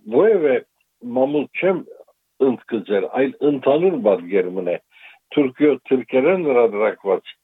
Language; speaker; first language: Armenian; native; Armenian